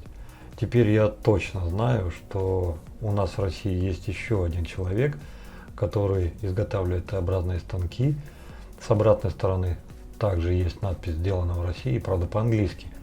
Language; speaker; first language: Russian; native; Russian